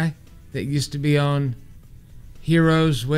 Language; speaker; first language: English; native; English